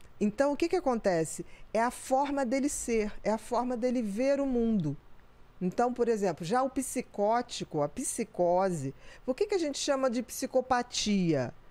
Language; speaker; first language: Portuguese; native; Portuguese